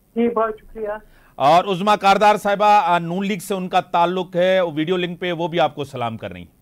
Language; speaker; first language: Urdu; non-native, local second language; Sindhi